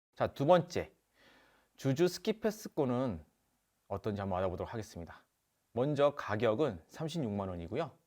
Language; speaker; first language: Korean; native; Korean